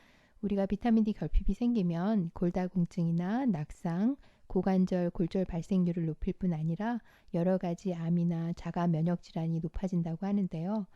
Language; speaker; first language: Korean; native; Korean